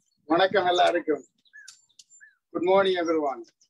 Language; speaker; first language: English; non-native, local second language; Tamil